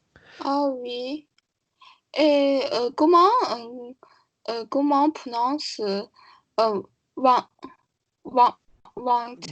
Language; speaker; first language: French; non-native, learner; Chinese